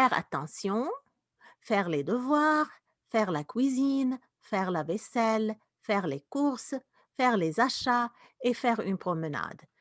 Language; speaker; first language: French; non-native, fluent; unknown